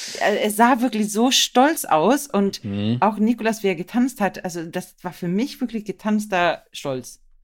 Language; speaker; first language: German; non-native, fluent; Swedish